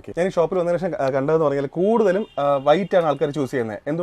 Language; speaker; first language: Malayalam; native; Malayalam